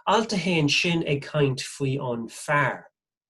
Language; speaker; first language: Irish; non-native, local second language; English